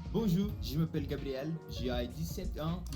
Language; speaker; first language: French; non-native, learner; Portuguese